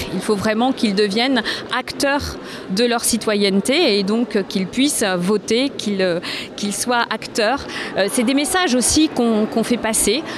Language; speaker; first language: French; native; French